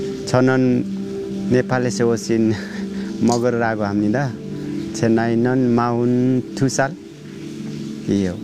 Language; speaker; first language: Korean; non-native, learner; Nepali